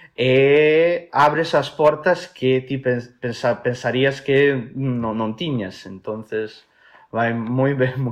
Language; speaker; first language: Galician; non-native, fluent; Italian